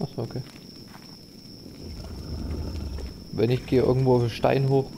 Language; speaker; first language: German; native; German